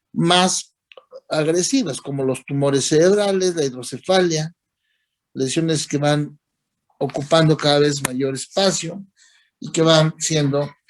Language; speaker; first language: Spanish; native; Spanish